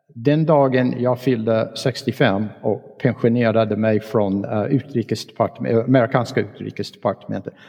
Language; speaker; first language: Swedish; non-native, fluent; English